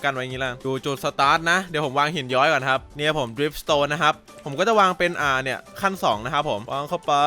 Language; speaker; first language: Thai; native; Thai